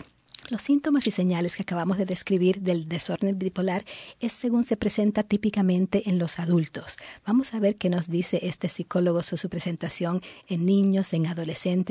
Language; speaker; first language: Spanish; native; Spanish